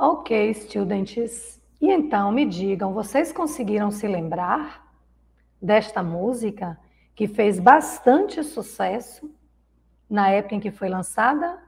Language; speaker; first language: Portuguese; native; Portuguese